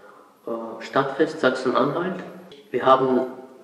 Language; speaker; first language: German; non-native, fluent; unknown